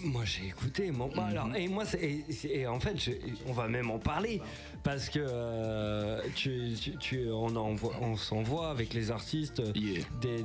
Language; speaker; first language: French; native; French